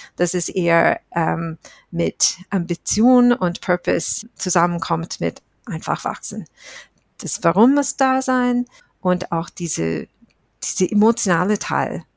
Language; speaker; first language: German; non-native, fluent; English